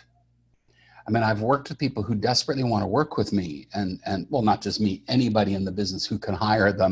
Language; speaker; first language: English; native; English